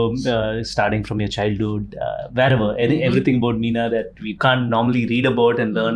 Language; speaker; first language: English; non-native, local second language; Tamil